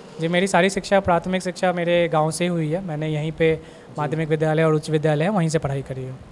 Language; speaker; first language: Hindi; native; Hindi